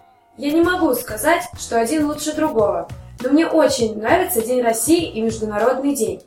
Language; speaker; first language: Russian; native; Russian